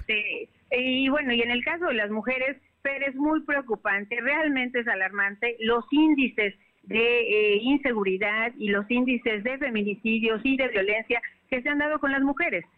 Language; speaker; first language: Spanish; native; Spanish